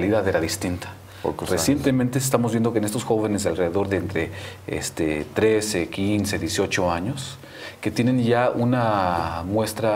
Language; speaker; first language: Spanish; native; Spanish